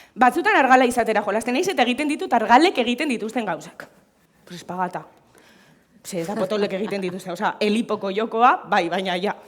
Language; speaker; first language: Basque; non-native, local second language; Spanish